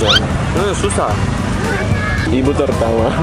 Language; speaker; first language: Indonesian; non-native, learner; Korean